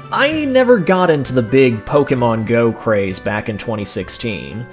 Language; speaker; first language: English; native; English